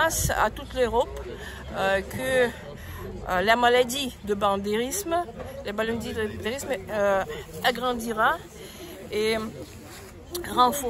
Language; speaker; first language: French; non-native, fluent; Russian